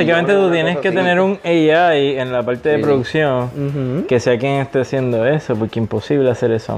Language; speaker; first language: Spanish; native; Spanish